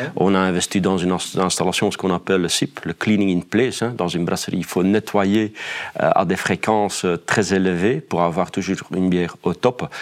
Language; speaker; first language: French; non-native, fluent; Dutch